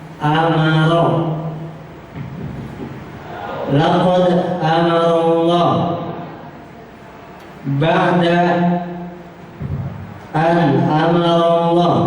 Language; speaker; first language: Arabic; non-native, fluent; Indonesian